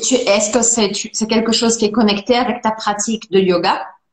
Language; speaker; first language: French; non-native, fluent; Portuguese